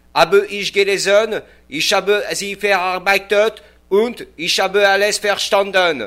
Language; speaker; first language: German; non-native, learner; French